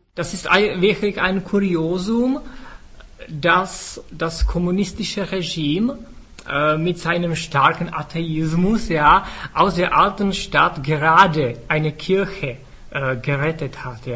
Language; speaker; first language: German; non-native, fluent; Czech